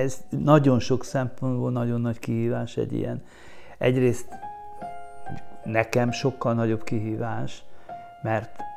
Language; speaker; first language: Hungarian; native; Hungarian